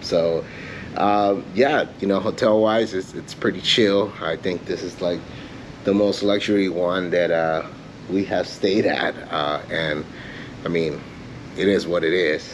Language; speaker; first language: English; early bilingual, other home language; Spanish